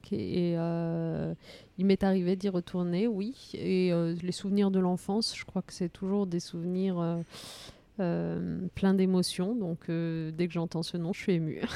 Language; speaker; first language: French; early bilingual, other home language; Riffian